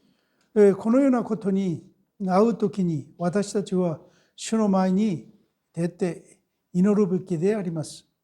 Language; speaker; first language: Japanese; non-native, fluent; Korean